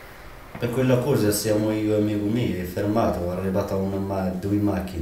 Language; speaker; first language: Italian; non-native, learner; Arabic